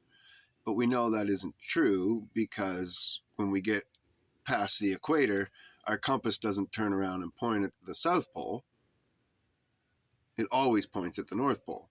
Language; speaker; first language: English; native; English